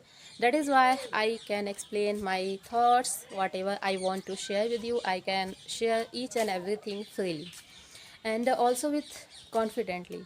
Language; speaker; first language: English; non-native, learner; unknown